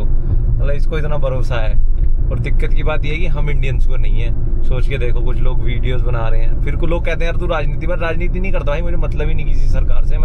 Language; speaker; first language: Hindi; native; Hindi